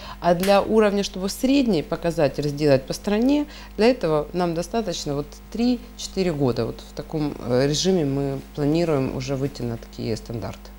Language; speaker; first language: Russian; native; Russian